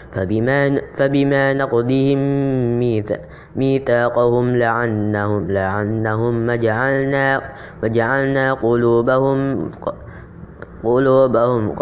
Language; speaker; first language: Arabic; non-native, learner; Indonesian